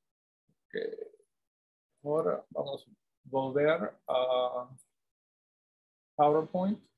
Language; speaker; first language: Spanish; non-native, fluent; English